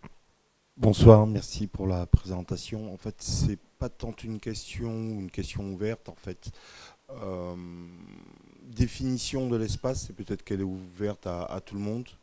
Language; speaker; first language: French; native; French